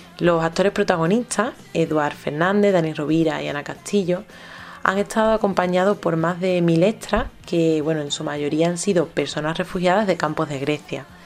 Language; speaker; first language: Spanish; native; Spanish